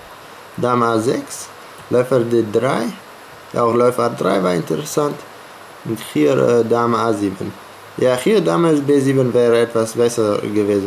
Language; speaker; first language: German; non-native, fluent; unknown